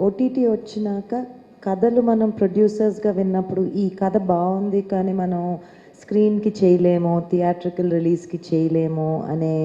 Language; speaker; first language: Telugu; native; Telugu